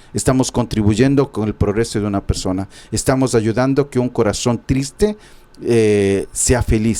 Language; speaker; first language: Spanish; native; Spanish